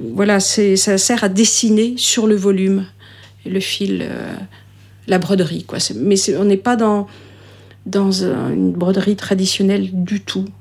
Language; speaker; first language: French; native; French